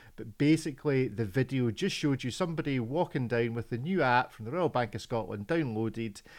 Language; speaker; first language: English; native; English